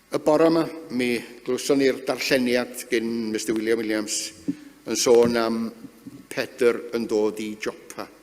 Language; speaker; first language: Welsh; native; Welsh